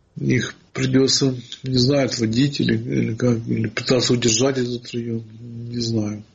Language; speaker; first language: Russian; non-native, local second language; Ukrainian